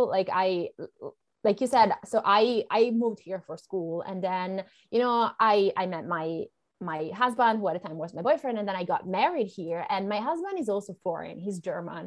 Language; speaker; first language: English; non-native, fluent; Italian